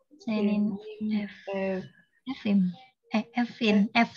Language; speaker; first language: Turkish; non-native, learner; Indonesian